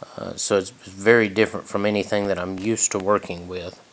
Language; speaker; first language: English; native; English